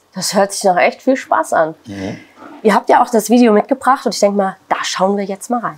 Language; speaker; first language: German; native; German